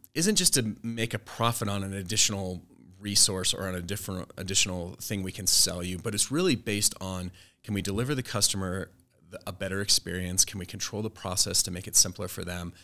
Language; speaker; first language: English; native; English